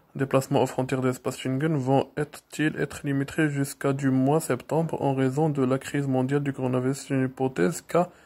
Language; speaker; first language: French; non-native, local second language; Arabic